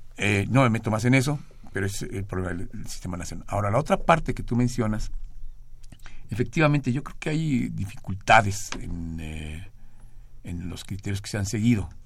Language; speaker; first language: Spanish; native; Spanish